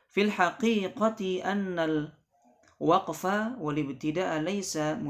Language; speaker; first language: Arabic; non-native, fluent; Indonesian